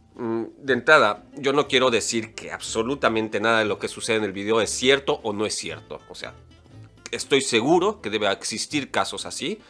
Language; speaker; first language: Spanish; native; Spanish